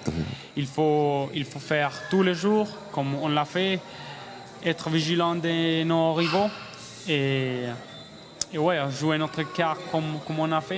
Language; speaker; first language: French; non-native, learner; Spanish